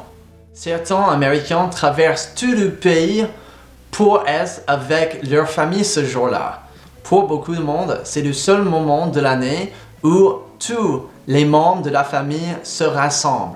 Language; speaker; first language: French; non-native, fluent; English